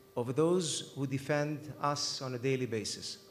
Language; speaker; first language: English; non-native, fluent; Spanish